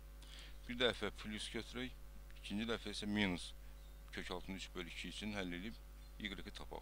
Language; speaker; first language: Azerbaijani; native; Azerbaijani